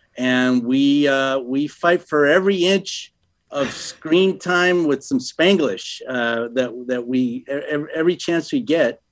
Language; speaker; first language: English; early bilingual, other home language; Spanish